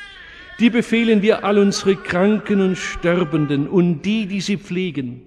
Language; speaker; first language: German; native; German